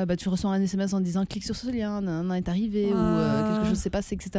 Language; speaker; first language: French; native; French